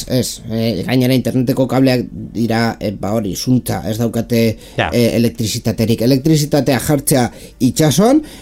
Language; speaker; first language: Basque; non-native, local second language; Spanish